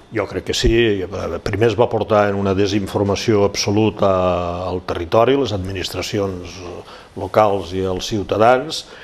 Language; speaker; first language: Catalan; native; Catalan